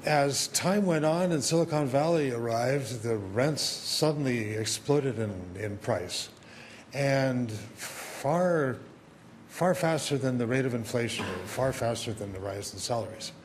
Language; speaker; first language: English; native; English